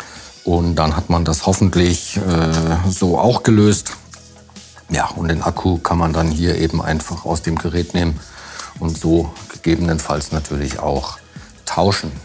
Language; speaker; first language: German; native; German